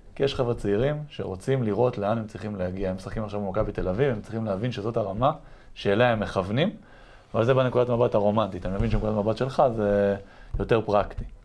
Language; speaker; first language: Hebrew; native; Hebrew